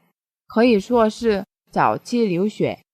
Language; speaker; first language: Chinese; non-native, fluent; Korean